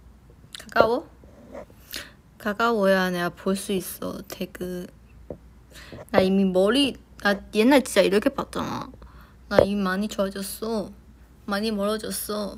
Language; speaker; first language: Korean; non-native, fluent; Chinese